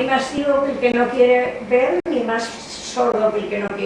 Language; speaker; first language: Spanish; native; Spanish